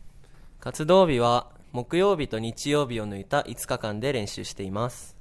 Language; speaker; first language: Japanese; native; Japanese